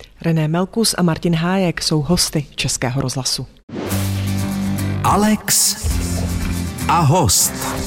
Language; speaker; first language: Czech; native; Czech